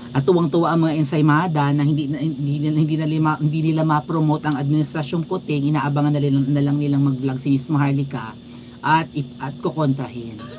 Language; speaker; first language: Filipino; native; Filipino